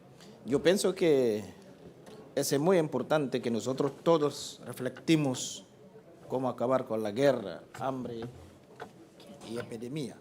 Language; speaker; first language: Spanish; non-native, fluent; Portuguese